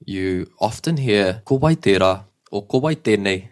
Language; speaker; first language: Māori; non-native, local second language; English